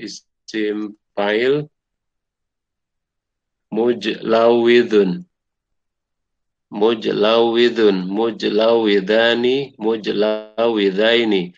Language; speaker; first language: Arabic; non-native, learner; Indonesian